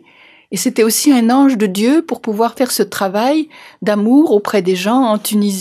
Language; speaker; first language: French; native; French